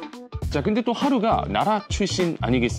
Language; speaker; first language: Korean; native; Korean